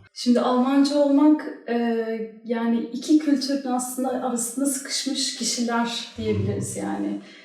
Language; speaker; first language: Turkish; early bilingual, heritage; Turkish